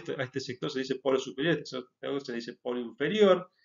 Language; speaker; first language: Spanish; native; Spanish